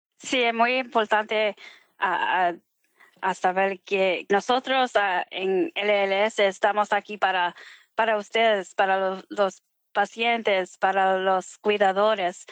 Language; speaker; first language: Spanish; early bilingual, heritage; Spanish